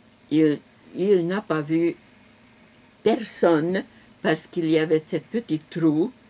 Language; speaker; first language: French; non-native, fluent; Hungarian